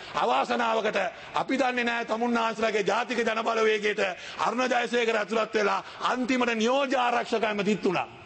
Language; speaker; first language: Sinhala; non-native, local second language; Tamil